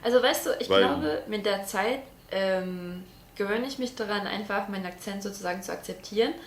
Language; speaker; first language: German; non-native, fluent; Latvian